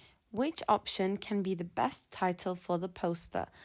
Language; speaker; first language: English; non-native, fluent; Turkish